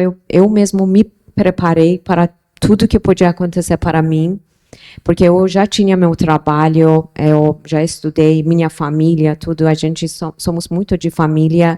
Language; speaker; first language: Portuguese; non-native, fluent; Persian